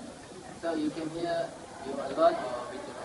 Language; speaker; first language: English; non-native, learner; Malay